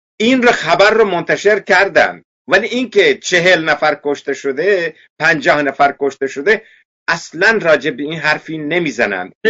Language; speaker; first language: Persian; non-native, local second language; Baluchi